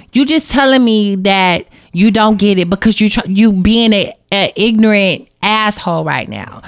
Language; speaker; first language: English; native; English